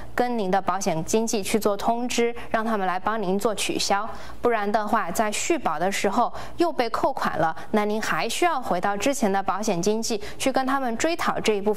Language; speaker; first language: Chinese; native; Chinese